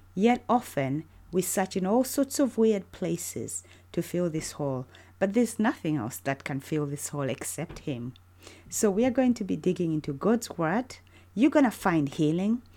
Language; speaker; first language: English; non-native, local second language; Ganda